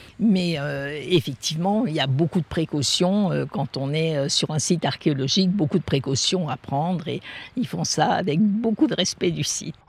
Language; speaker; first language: French; native; French